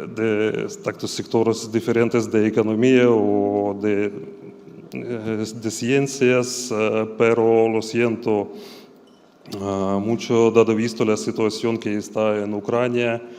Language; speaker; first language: Spanish; non-native, fluent; Ukrainian